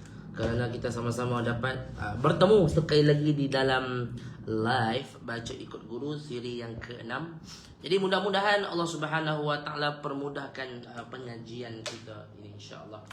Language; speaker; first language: Malay; native; Malay